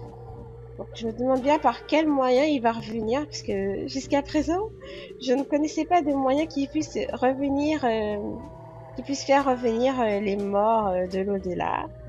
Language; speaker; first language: French; native; French